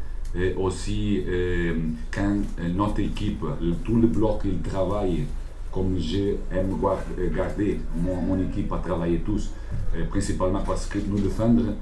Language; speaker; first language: French; non-native, learner; Portuguese